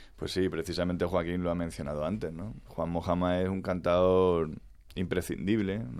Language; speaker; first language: Spanish; native; Spanish